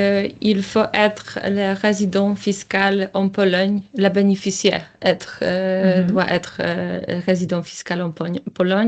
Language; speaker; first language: French; non-native, learner; Polish